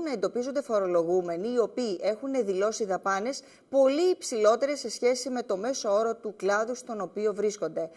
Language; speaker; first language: Greek; native; Greek